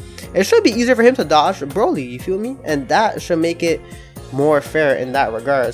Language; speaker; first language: English; native; English